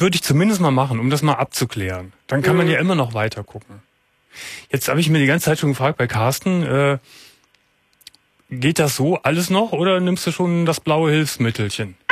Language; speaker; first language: German; native; German